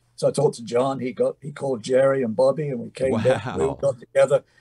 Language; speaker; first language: English; native; English